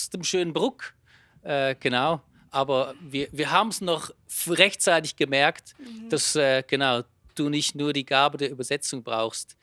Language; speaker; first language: German; native; German